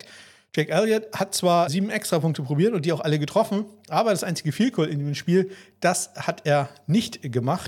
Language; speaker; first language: German; native; German